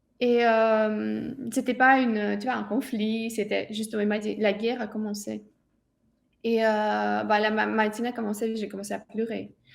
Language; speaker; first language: French; non-native, fluent; Russian